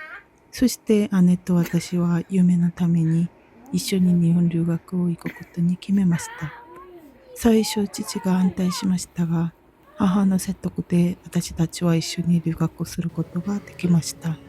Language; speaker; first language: Japanese; non-native, fluent; Korean